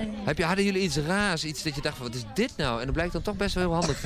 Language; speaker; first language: Dutch; native; Dutch